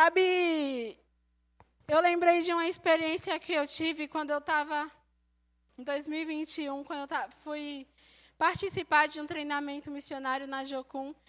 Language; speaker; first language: Portuguese; native; Portuguese